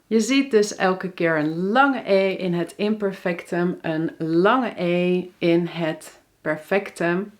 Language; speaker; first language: Dutch; native; Dutch